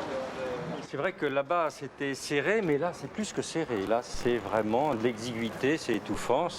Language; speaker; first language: French; native; French